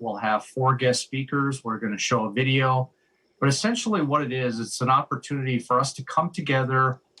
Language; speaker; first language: English; native; English